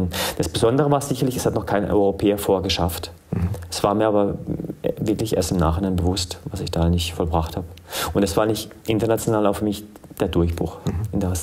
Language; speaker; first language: German; early bilingual, other home language; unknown